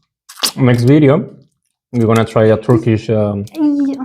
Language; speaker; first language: English; non-native, learner; Spanish